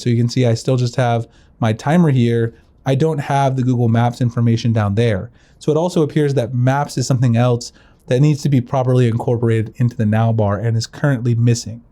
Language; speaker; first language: English; native; English